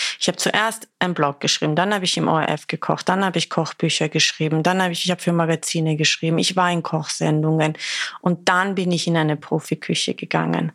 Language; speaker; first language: German; early bilingual, other home language; Persian